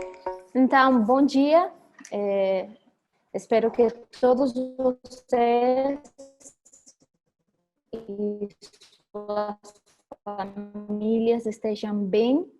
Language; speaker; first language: Portuguese; non-native, fluent; Spanish